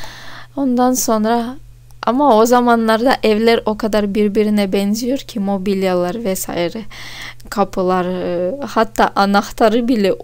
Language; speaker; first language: Turkish; non-native, fluent; Russian